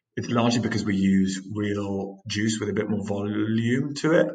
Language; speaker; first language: English; native; English